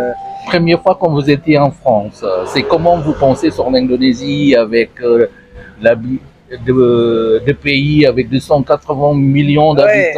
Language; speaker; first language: French; non-native, learner; Indonesian